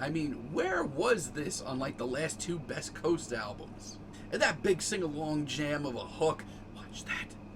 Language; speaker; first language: English; native; English